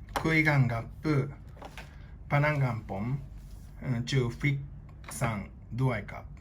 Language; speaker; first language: Thai; non-native, learner; Japanese